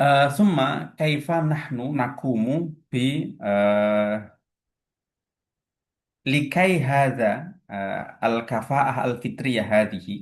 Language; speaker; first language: Arabic; non-native, fluent; Indonesian